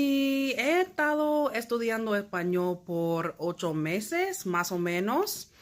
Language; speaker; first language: Spanish; non-native, learner; English